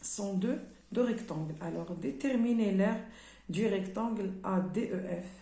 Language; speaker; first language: French; non-native, local second language; Arabic